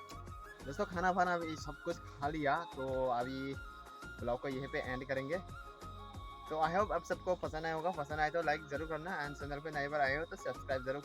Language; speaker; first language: Hindi; non-native, local second language; Chakma